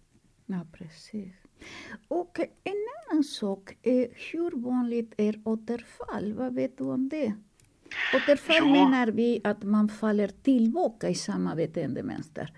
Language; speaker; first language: Swedish; non-native, fluent; Spanish